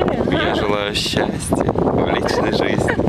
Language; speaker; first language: Russian; native; Russian